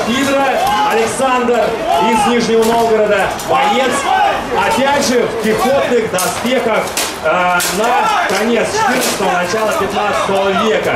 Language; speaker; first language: Russian; native; Russian